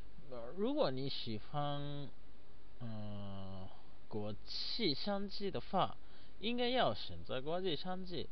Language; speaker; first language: Chinese; non-native, learner; Japanese